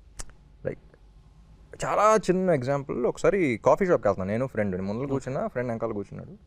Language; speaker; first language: Telugu; native; Telugu